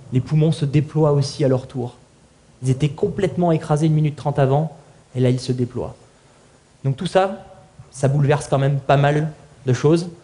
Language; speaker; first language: French; native; French